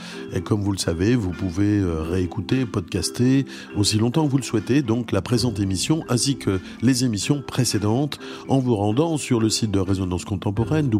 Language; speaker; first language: French; native; French